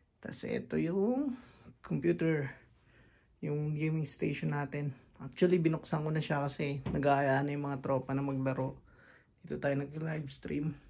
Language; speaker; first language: Filipino; native; Filipino